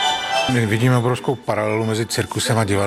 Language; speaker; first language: Czech; native; Czech